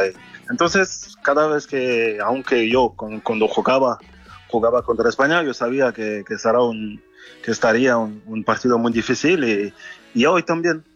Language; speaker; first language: Spanish; non-native, learner; French